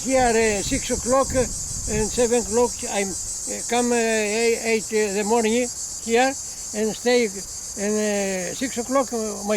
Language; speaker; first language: English; non-native, learner; Greek